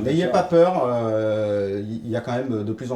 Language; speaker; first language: French; native; French